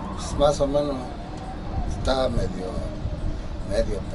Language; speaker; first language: Spanish; native; Spanish